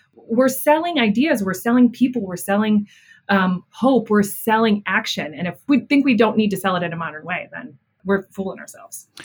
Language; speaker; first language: English; native; English